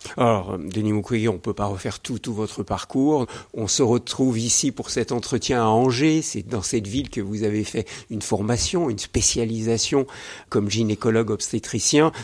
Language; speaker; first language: French; native; French